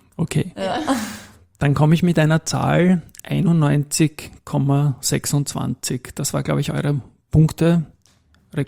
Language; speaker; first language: German; native; German